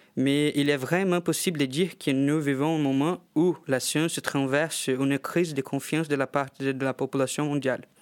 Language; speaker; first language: French; non-native, fluent; Portuguese